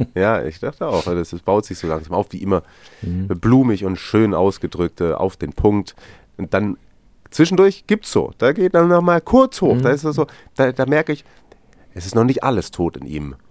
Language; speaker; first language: German; native; German